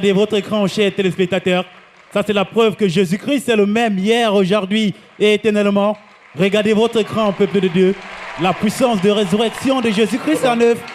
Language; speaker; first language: French; non-native, local second language; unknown